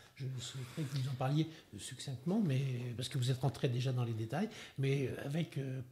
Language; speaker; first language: French; native; French